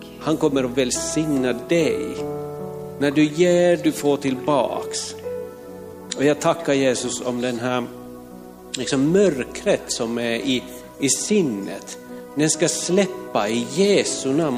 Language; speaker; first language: Swedish; non-native, fluent; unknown